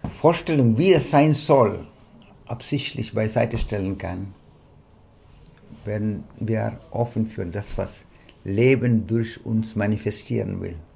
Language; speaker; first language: German; non-native, fluent; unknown